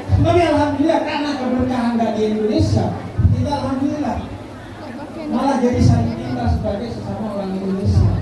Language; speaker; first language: Indonesian; non-native, local second language; Madurese